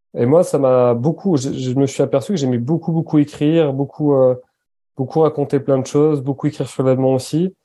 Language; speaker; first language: French; native; French